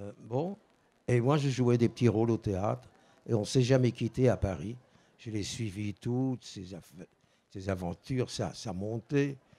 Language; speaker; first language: French; early bilingual, other home language; Dutch